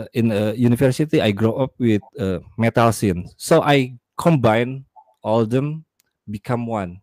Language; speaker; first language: English; non-native, learner; Indonesian